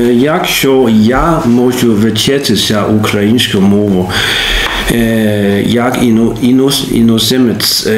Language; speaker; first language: Ukrainian; non-native, learner; Danish